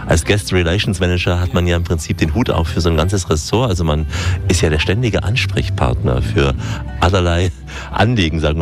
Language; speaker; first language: German; native; German